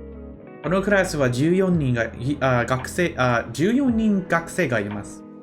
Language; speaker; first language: Japanese; non-native, learner; English